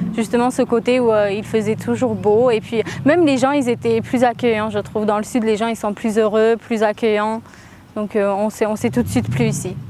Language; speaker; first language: French; early bilingual, other home language; Armenian